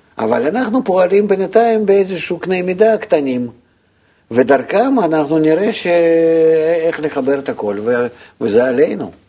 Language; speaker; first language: Hebrew; non-native, fluent; Russian